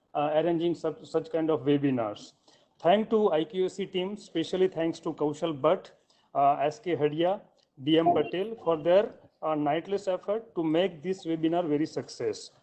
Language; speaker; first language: English; non-native, local second language; Gujarati